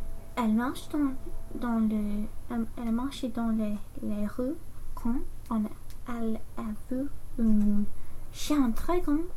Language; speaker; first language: French; non-native, learner; English